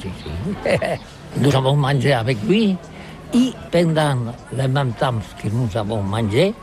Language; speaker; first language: French; non-native, learner; Catalan